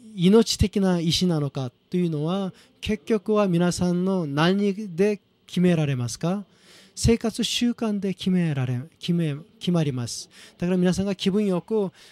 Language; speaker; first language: Japanese; non-native, fluent; Korean